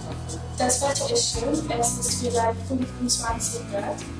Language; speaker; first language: German; non-native, learner; English